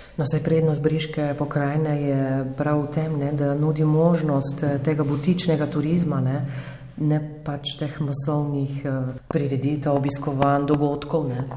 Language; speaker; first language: Slovenian; native; Slovenian